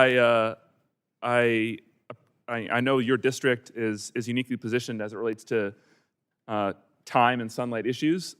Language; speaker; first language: English; native; English